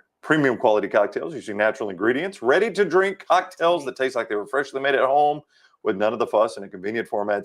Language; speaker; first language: English; native; English